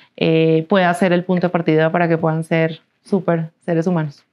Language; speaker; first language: Spanish; native; Spanish